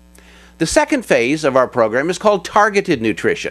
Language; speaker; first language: English; native; English